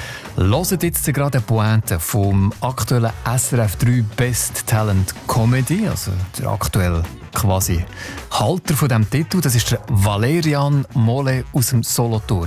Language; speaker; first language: German; native; German